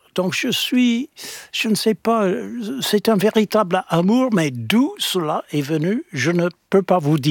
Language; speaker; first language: French; non-native, fluent; English